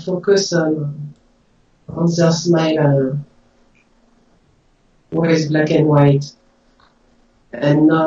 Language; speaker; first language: English; non-native, learner; French